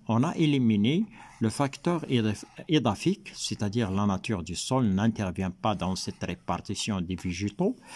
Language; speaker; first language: French; non-native, local second language; Arabic